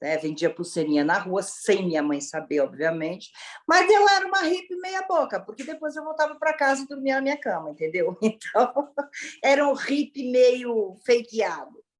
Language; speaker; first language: Portuguese; early bilingual, other home language; Italian